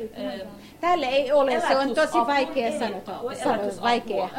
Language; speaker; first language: Finnish; non-native, learner; Kurdish